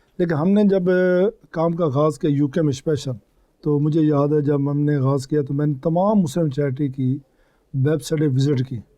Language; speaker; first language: Urdu; non-native, local second language; Punjabi